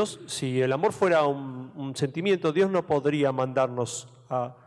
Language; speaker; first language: Spanish; native; Spanish